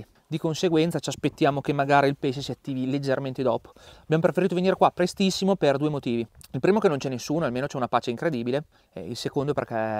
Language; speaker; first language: Italian; native; Italian